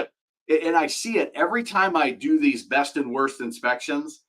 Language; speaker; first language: English; native; English